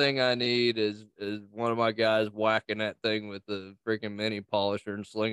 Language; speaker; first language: English; native; English